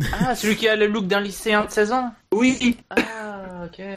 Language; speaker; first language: French; native; French